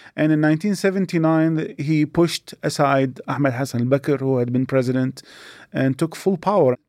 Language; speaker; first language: English; non-native, fluent; Arabic